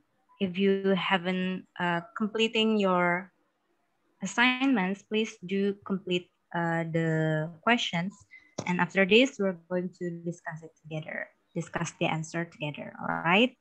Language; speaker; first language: English; non-native, fluent; Indonesian